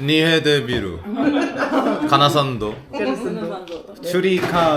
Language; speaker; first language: Japanese; non-native, fluent; Korean